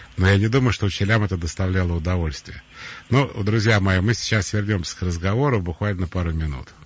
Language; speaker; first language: Russian; native; Russian